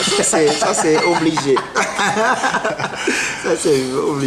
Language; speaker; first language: French; non-native, fluent; Portuguese